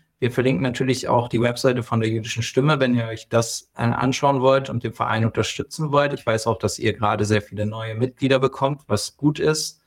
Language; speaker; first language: German; native; German